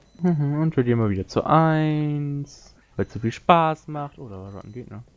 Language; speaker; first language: German; native; German